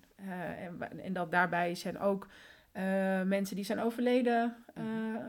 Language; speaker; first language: Dutch; early bilingual, other home language; Spanish